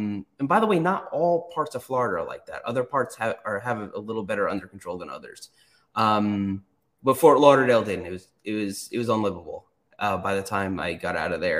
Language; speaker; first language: English; native; English